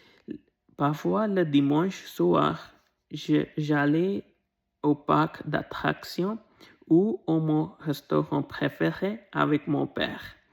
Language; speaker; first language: French; non-native, learner; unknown